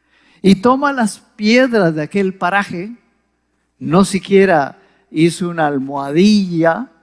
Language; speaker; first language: Spanish; native; Spanish